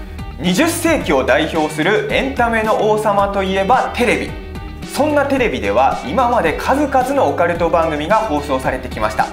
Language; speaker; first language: Japanese; native; Japanese